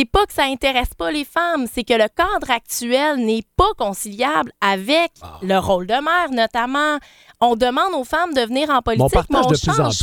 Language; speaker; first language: French; native; French